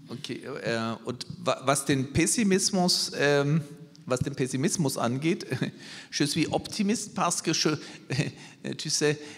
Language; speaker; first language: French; non-native, learner; German